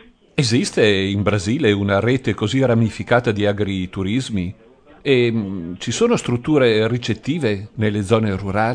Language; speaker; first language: Italian; native; Italian